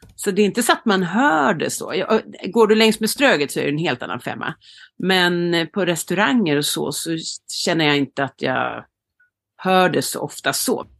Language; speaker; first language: Swedish; native; Swedish